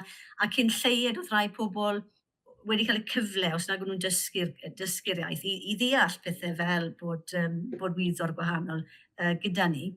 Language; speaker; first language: Welsh; native; Welsh